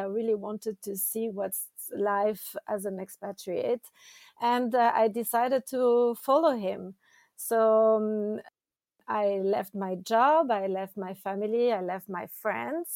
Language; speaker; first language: English; non-native, fluent; French